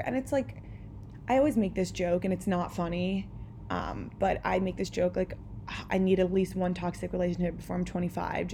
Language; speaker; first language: English; native; English